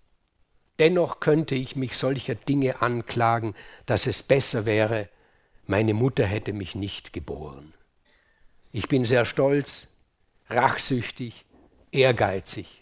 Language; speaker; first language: German; native; German